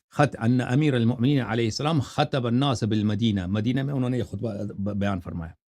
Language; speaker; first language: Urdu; non-native, fluent; Persian